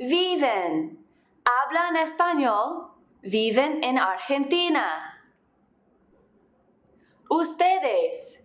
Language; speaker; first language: Spanish; non-native, fluent; English